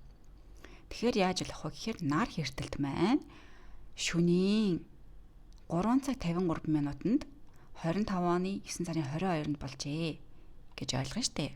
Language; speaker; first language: Mongolian; native; Mongolian